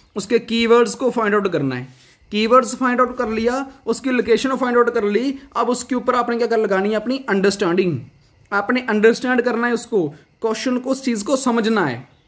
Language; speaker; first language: Hindi; non-native, local second language; Punjabi